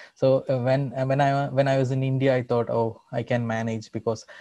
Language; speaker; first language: English; non-native, local second language; Malayalam